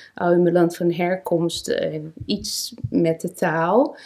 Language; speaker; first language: Dutch; non-native, fluent; Portuguese